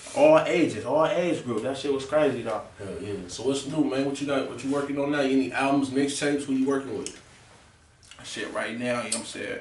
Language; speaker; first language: English; native; English